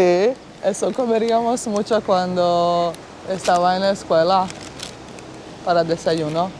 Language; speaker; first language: Spanish; non-native, fluent; Bosnian